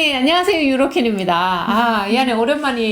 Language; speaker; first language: Korean; early bilingual, heritage; Korean